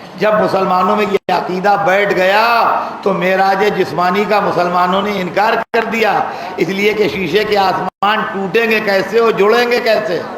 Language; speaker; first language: Urdu; native; Urdu